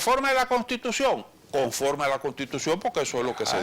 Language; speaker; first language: Spanish; native; Spanish